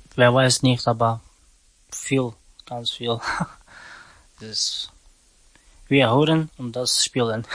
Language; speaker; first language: German; non-native, learner; Slovak